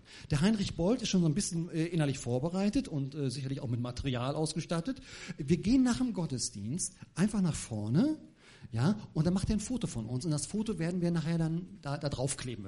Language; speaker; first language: German; native; German